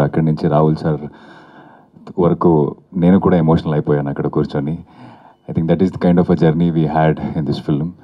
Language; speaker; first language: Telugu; non-native, fluent; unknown